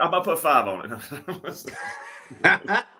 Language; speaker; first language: English; native; English